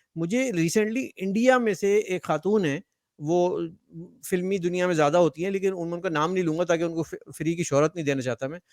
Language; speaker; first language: Urdu; native; Urdu